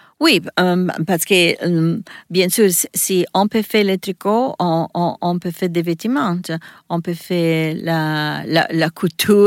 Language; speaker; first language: French; non-native, learner; Italian